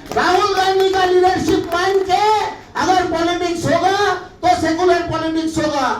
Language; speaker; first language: Hindi; non-native, local second language; Bangla